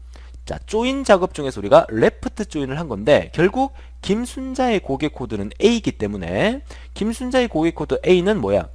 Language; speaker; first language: Korean; native; Korean